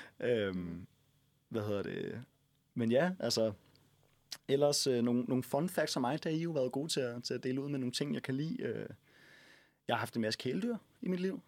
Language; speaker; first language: Danish; native; Danish